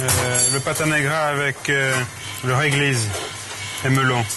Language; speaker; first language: French; non-native, fluent; Swedish